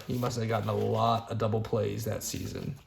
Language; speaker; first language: English; native; English